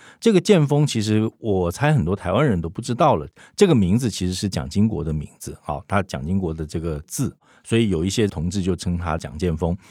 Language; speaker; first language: Chinese; native; Chinese